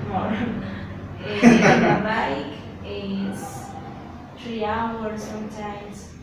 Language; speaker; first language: English; non-native, learner; Spanish